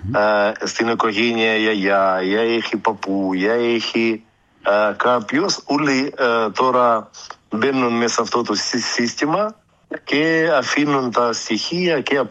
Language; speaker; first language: Greek; early bilingual, heritage; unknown